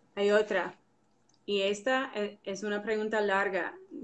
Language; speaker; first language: Spanish; non-native, fluent; English